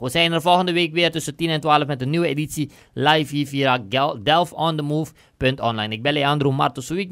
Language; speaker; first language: Dutch; native; Dutch